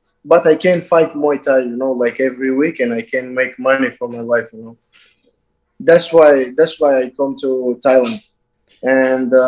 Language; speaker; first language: English; non-native, learner; Azerbaijani